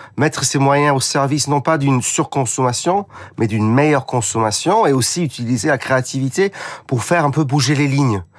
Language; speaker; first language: French; non-native, fluent; English